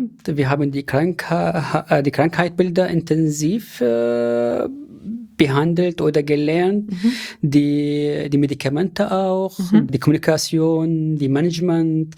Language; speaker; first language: German; non-native, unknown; Arabic